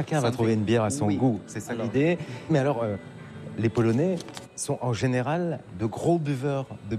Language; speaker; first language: French; native; French